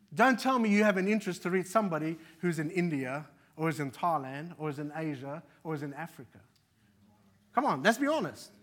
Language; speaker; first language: English; early bilingual, other home language; Arabic